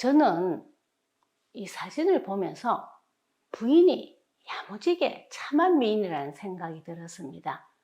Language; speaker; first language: Korean; native; Korean